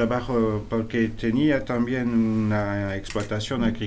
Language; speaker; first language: Spanish; non-native, learner; French